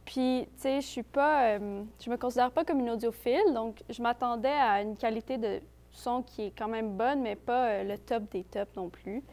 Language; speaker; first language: French; native; French